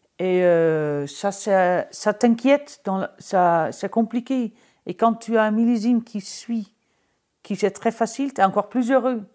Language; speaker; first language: French; non-native, fluent; Dutch